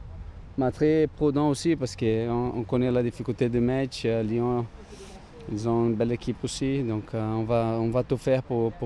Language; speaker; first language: French; non-native, fluent; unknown